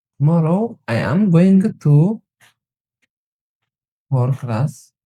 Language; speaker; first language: English; non-native, learner; Tigrinya